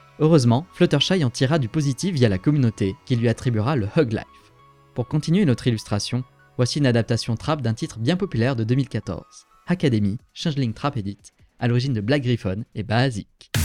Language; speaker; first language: French; native; French